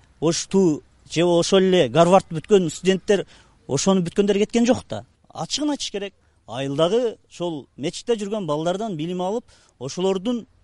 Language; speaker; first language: Kyrgyz; native; Kyrgyz